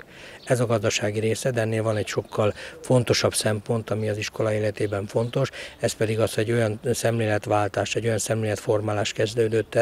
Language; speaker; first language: Hungarian; native; Hungarian